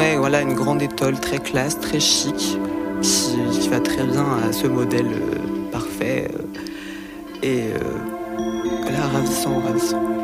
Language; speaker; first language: French; native; French